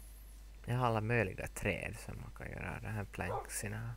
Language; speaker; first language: Swedish; non-native, local second language; Finnish